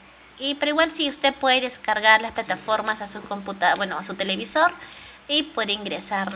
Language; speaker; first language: Spanish; native; Spanish